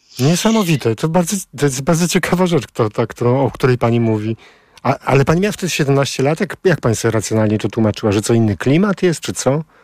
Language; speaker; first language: Polish; native; Polish